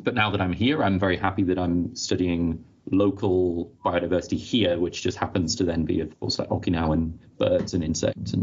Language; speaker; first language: English; native; English